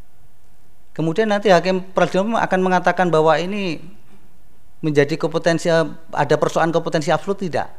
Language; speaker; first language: Indonesian; native; Indonesian